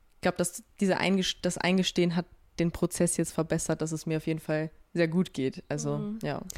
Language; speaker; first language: German; native; German